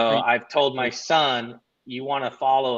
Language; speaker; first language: English; native; English